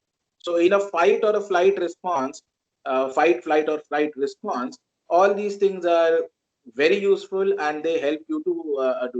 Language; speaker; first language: English; non-native, local second language; Marathi